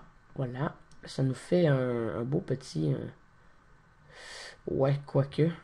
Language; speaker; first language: French; native; French